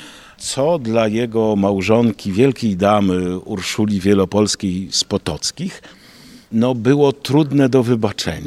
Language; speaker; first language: Polish; native; Polish